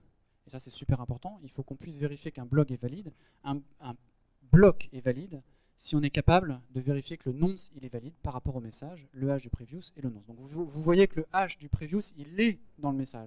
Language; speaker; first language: French; native; French